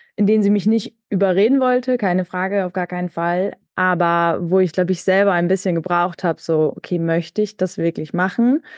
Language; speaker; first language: German; native; German